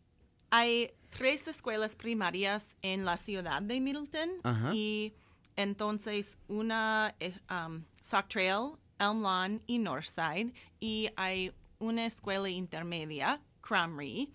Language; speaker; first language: Spanish; non-native, fluent; English